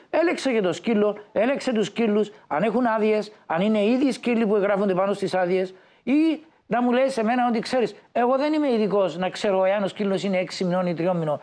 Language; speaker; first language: Greek; native; Greek